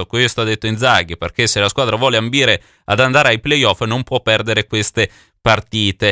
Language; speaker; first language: Italian; native; Italian